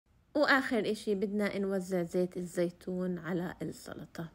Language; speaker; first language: Arabic; native; Arabic